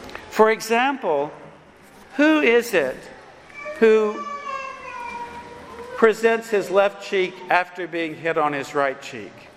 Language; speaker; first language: English; native; English